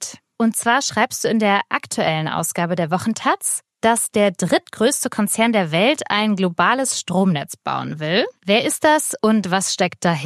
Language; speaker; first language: German; native; German